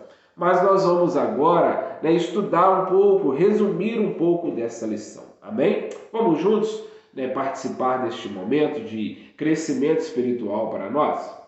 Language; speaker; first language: Portuguese; native; Portuguese